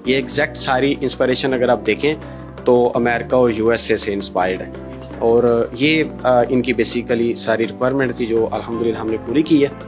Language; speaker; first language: Urdu; non-native, local second language; Punjabi